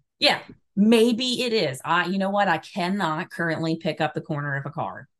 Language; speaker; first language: English; native; English